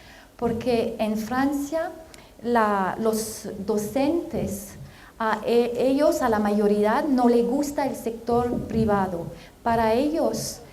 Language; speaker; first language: Spanish; non-native, fluent; French